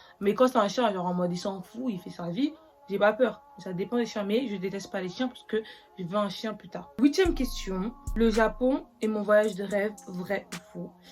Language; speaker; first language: French; native; French